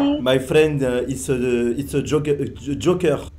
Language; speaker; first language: English; non-native, learner; French